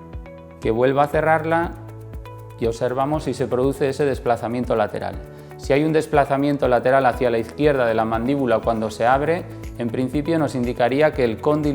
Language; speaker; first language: Spanish; native; Spanish